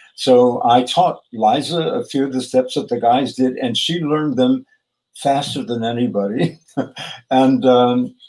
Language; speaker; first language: English; native; English